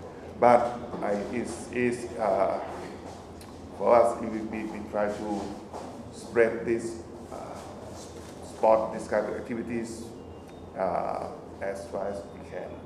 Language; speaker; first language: English; non-native, fluent; Thai